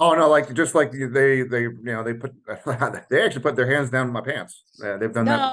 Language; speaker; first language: English; native; English